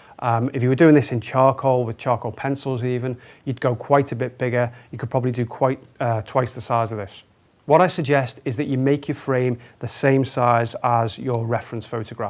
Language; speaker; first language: English; native; English